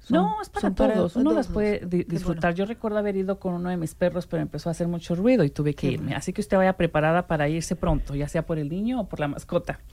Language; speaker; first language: Spanish; native; Spanish